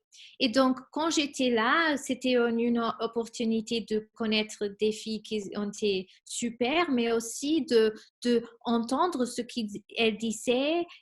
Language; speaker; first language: French; non-native, fluent; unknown